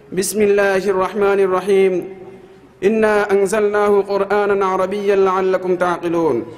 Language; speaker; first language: Arabic; non-native, fluent; Bangla